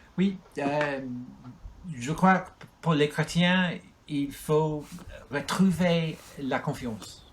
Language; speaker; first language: French; non-native, learner; English